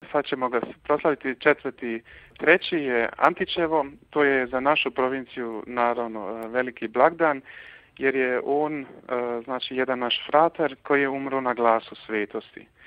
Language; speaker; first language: Croatian; early bilingual, heritage; Croatian